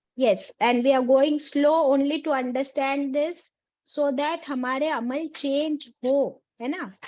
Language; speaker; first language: Urdu; native; Urdu